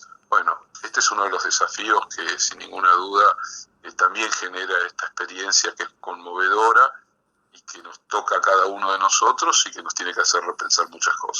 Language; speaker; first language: Spanish; native; Spanish